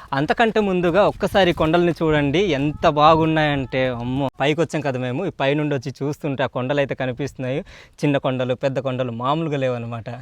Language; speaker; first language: Telugu; non-native, local second language; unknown